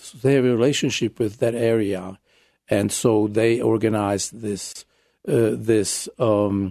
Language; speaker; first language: English; non-native, fluent; Czech